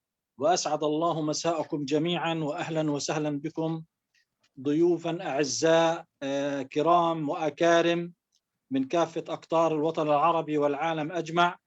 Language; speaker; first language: Arabic; native; Arabic